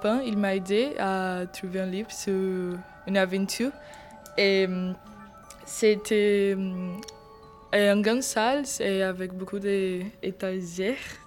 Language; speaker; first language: French; non-native, learner; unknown